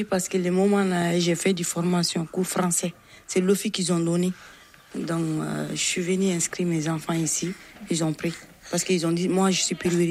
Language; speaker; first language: French; non-native, learner; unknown